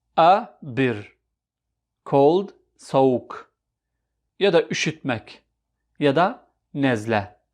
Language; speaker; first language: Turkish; non-native, fluent; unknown